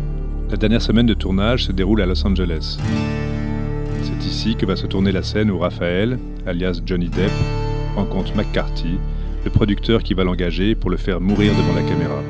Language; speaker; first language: French; native; French